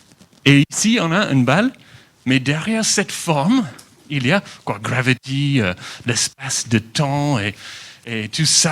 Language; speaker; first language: French; non-native, fluent; English